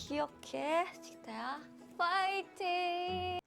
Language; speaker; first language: Korean; non-native, fluent; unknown